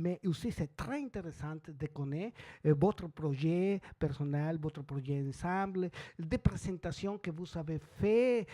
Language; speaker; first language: French; non-native, learner; Spanish